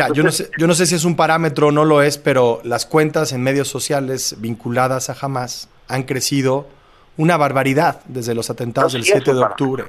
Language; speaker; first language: Spanish; native; Spanish